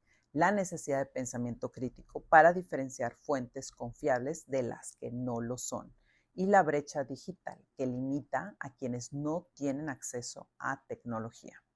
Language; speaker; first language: Spanish; native; Spanish